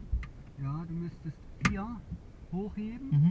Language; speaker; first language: German; native; German